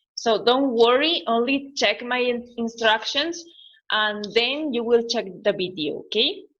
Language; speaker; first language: English; non-native, learner; Spanish